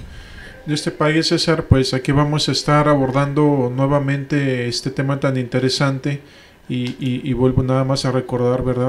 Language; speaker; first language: Spanish; native; Spanish